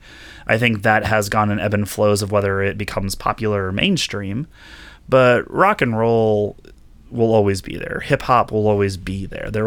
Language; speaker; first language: English; native; English